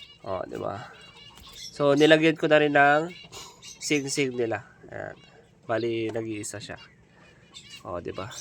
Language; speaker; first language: Filipino; non-native, local second language; Iloko